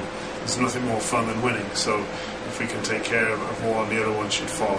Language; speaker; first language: English; native; English